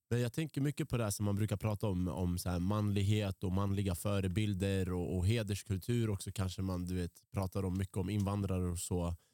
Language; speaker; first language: Swedish; early bilingual, other home language; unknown